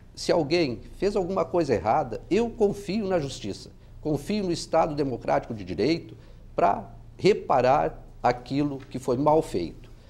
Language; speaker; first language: Portuguese; native; Portuguese